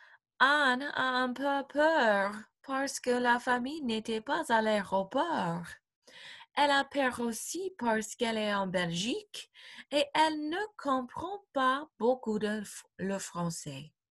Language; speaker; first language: French; non-native, fluent; English